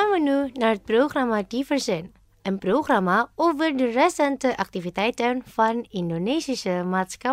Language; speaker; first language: Dutch; non-native, fluent; Indonesian